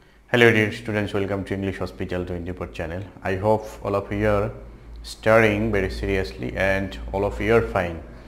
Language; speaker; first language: English; non-native, local second language; Bangla